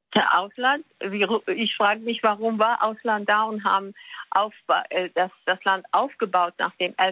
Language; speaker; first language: German; non-native, fluent; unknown